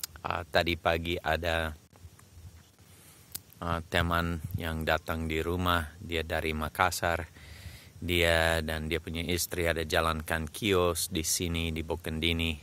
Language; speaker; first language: Indonesian; non-native, fluent; English